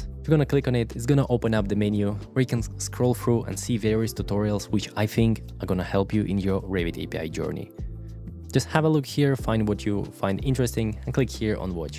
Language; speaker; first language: English; non-native, fluent; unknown